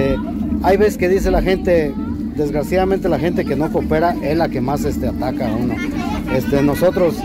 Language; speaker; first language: Spanish; native; Spanish